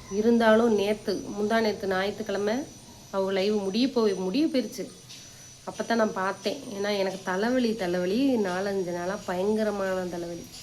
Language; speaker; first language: Tamil; native; Tamil